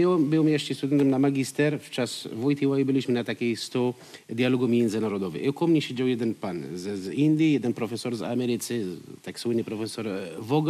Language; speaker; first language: Polish; non-native, learner; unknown